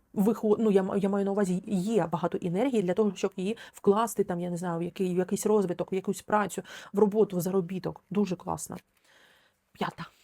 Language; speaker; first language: Ukrainian; non-native, local second language; Russian